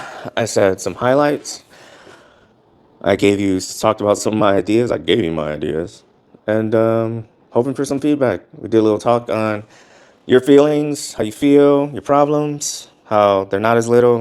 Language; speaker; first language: English; native; English